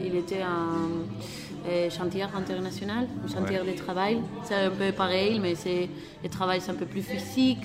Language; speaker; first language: French; non-native, learner; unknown